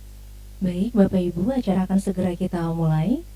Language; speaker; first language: Indonesian; native; Indonesian